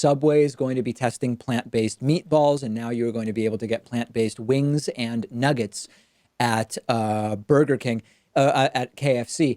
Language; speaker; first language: English; native; English